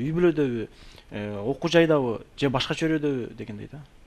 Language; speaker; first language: Kyrgyz; native; Kyrgyz